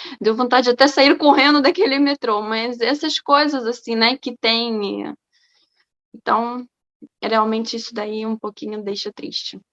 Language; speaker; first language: Portuguese; non-native, fluent; Ukrainian